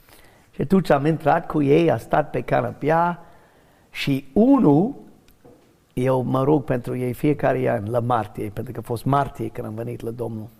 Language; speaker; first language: Romanian; non-native, learner; English